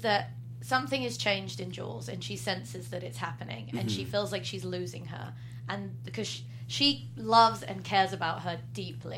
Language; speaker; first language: English; native; English